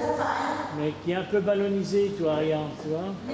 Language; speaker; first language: French; native; French